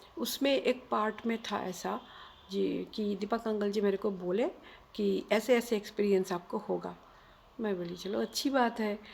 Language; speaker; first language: Hindi; non-native, local second language; Bangla